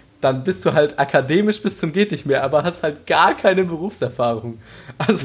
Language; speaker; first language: German; native; German